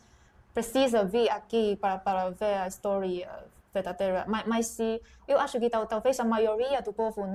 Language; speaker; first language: Portuguese; non-native, fluent; Chinese